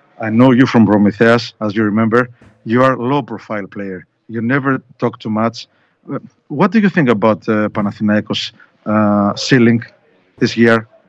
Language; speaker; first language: English; non-native, fluent; Greek